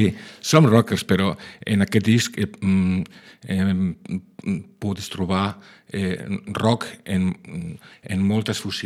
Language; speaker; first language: Catalan; non-native, local second language; Spanish